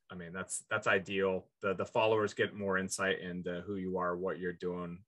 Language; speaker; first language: English; native; English